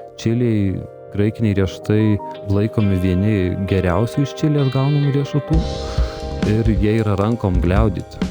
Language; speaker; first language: Lithuanian; native; Lithuanian